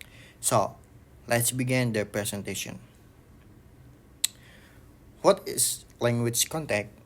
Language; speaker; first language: English; non-native, learner; Indonesian